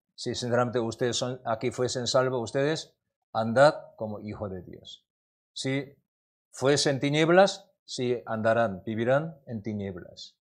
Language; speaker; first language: Spanish; non-native, learner; Korean